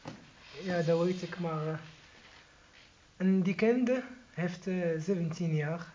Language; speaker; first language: Dutch; non-native, learner; Arabic